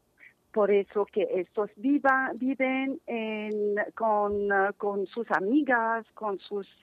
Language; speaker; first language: Spanish; non-native, fluent; Arabic